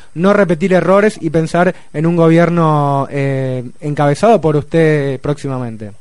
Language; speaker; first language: Spanish; native; Spanish